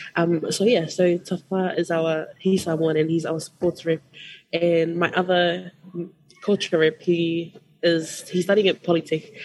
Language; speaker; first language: English; non-native, fluent; Tongan